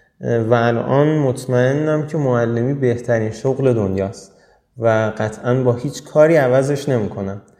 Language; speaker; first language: Persian; native; Persian